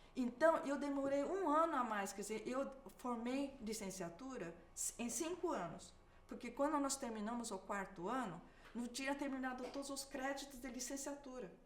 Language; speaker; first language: Portuguese; early bilingual, other home language; Japanese